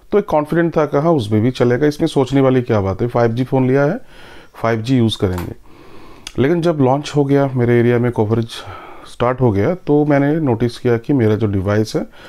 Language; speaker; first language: Hindi; native; Hindi